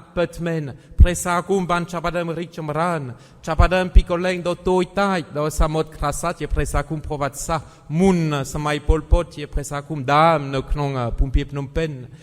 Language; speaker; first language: Khmer; non-native, fluent; French